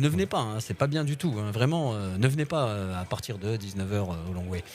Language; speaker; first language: French; native; French